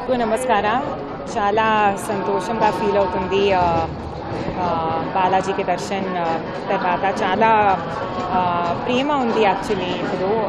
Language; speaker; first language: Telugu; non-native, learner; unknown